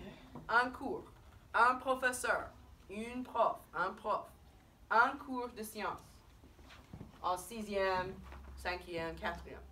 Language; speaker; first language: French; non-native, fluent; English